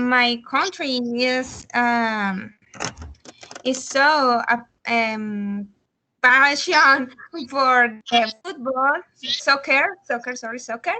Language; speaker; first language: English; non-native, learner; Spanish